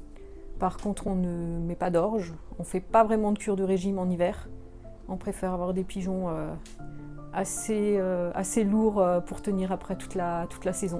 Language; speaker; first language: French; native; French